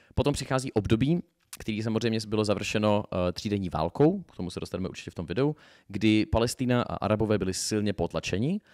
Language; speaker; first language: Czech; non-native, fluent; Russian